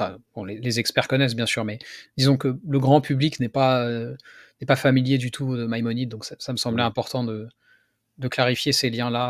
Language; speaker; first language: French; native; French